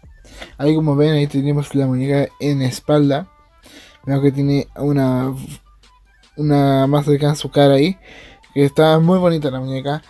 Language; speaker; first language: Spanish; native; Spanish